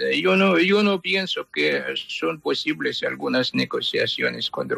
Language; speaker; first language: Spanish; non-native, fluent; Ukrainian